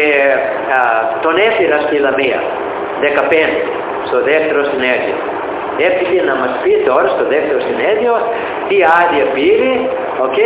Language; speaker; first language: Greek; early bilingual, heritage; Greek